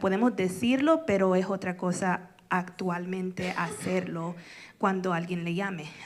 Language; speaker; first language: Spanish; early bilingual, other home language; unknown